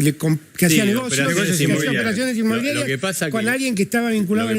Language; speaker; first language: Spanish; native; Spanish